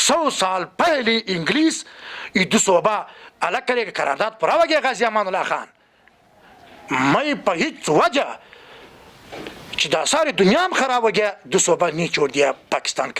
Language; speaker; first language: Hindi; non-native, learner; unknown